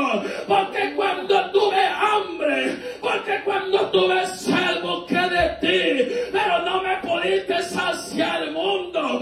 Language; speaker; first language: Spanish; native; Spanish